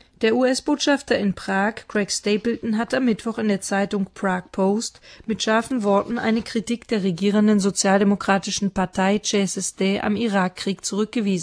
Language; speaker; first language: German; native; German